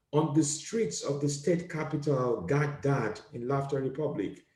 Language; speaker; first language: English; non-native, fluent; Italian